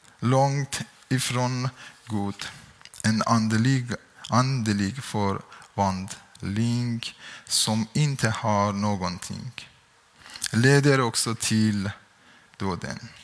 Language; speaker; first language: Swedish; non-native, learner; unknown